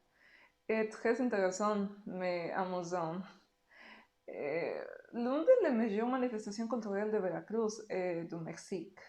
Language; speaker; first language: French; non-native, learner; Spanish